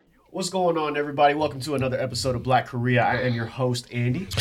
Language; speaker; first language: English; early bilingual, other home language; Korean